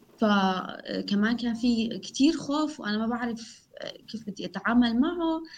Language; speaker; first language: Arabic; non-native, local second language; Kurdish